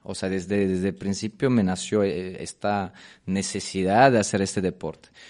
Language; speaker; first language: Spanish; non-native, fluent; Polish